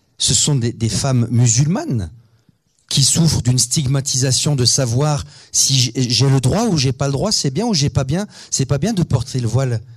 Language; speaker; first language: French; native; French